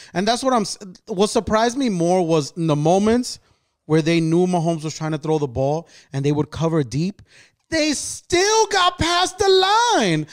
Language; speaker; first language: English; early bilingual, other home language; Spanish